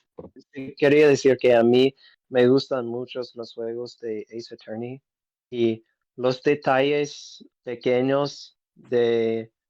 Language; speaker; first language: Spanish; non-native, learner; English